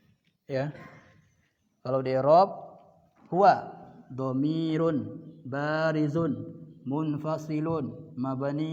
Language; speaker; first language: Arabic; non-native, fluent; Indonesian